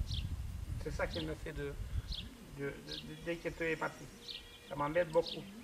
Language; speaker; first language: French; non-native, fluent; Romanian